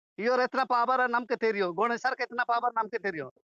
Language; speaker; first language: Tamil; non-native, learner; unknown